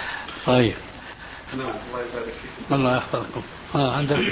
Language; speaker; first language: Arabic; native; Arabic